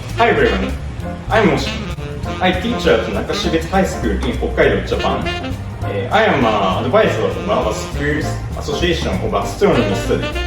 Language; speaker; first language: English; non-native, learner; Japanese